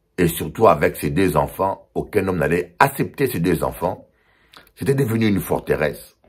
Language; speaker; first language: French; non-native, local second language; Lingala